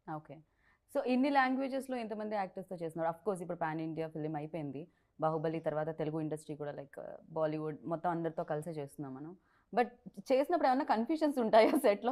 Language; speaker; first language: Telugu; native; Telugu